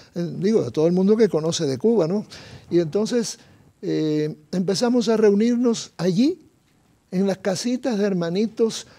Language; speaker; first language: Spanish; native; Spanish